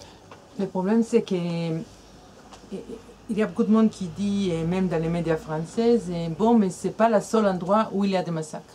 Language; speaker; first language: French; non-native, fluent; Hebrew